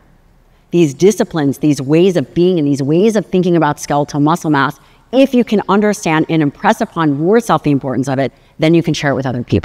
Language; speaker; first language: English; native; English